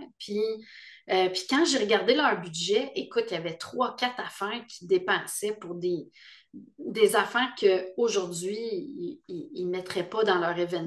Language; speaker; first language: French; native; French